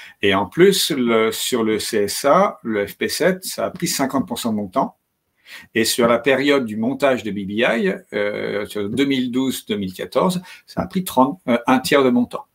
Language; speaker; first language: French; native; French